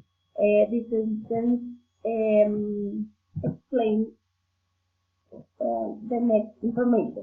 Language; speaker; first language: English; non-native, learner; Spanish